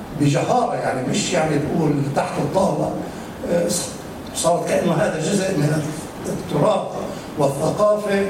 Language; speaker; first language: Arabic; native; Arabic